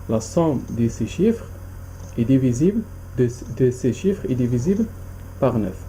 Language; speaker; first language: French; non-native, local second language; Arabic